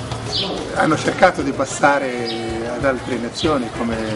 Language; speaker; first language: Italian; native; Italian